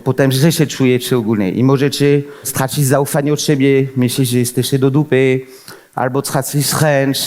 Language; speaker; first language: Polish; non-native, fluent; French